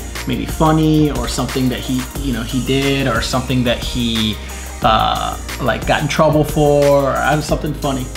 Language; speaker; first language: English; native; English